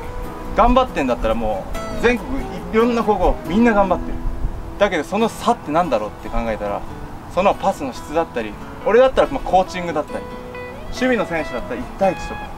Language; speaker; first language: Japanese; native; Japanese